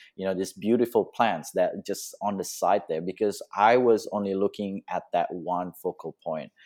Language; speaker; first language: English; non-native, fluent; Indonesian